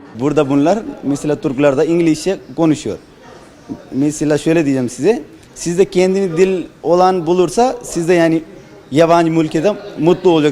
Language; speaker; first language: Turkish; non-native, learner; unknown